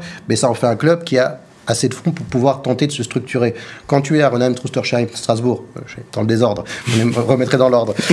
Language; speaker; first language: French; native; French